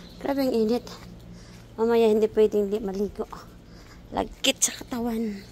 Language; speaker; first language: Filipino; non-native, local second language; Cebuano